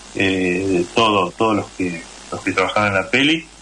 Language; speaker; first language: Spanish; native; Spanish